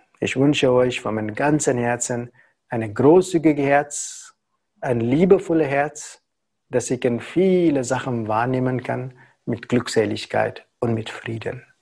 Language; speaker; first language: German; non-native, learner; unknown